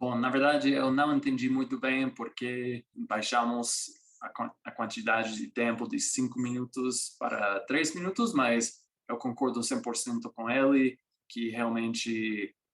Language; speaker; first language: Portuguese; non-native, fluent; English